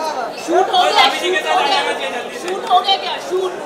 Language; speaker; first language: Hindi; native; Hindi